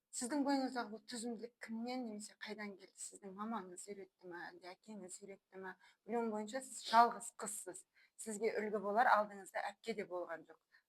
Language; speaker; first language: Kazakh; native; Kazakh